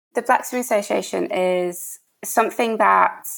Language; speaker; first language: English; native; English